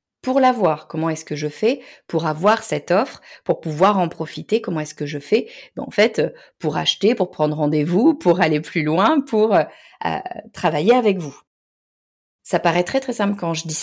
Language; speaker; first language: French; native; French